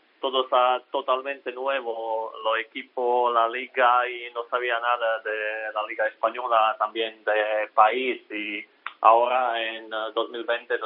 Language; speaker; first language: Spanish; non-native, learner; Slovak